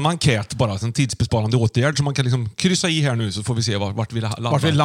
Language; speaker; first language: Swedish; native; Swedish